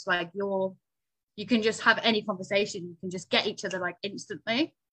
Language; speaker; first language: English; native; English